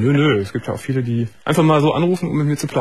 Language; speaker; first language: German; native; German